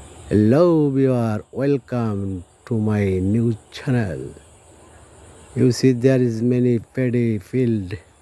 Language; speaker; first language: English; non-native, local second language; Bangla